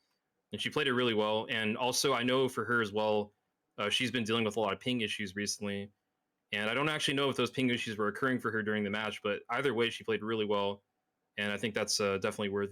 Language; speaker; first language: English; native; English